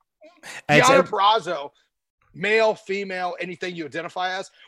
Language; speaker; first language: English; native; English